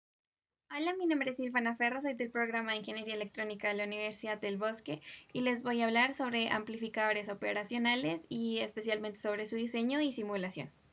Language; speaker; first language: Spanish; native; Spanish